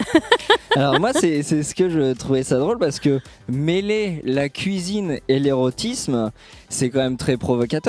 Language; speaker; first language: French; native; French